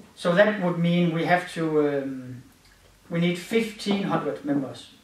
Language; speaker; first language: English; non-native, fluent; Danish